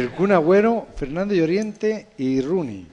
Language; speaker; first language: Spanish; native; Spanish